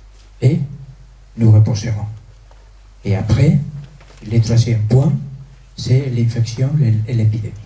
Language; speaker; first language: French; non-native, fluent; Spanish